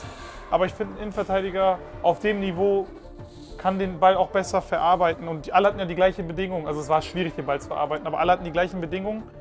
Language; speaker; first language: German; native; German